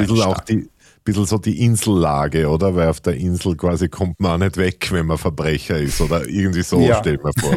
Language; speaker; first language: German; native; German